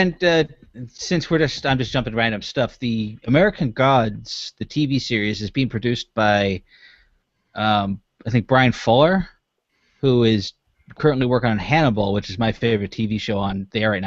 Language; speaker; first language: English; native; English